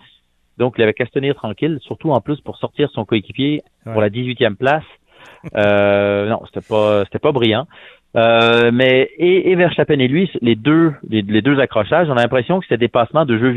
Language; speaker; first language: French; native; French